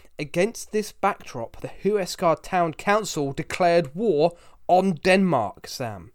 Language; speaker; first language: English; native; English